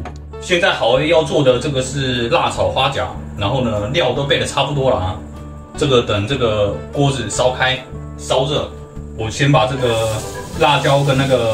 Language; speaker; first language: Chinese; native; Chinese